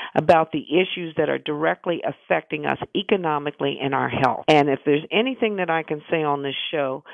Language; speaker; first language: English; native; English